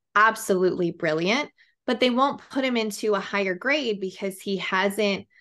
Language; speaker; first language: English; native; English